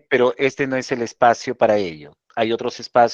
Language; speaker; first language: Spanish; native; Spanish